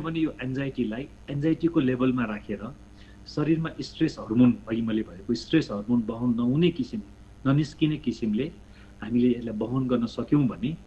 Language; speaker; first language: Nepali; native; Nepali